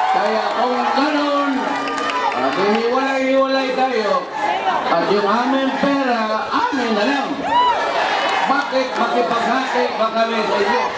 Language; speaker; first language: Filipino; non-native, local second language; Cebuano